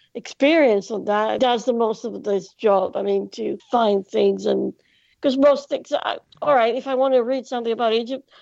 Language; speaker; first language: English; non-native, fluent; Greek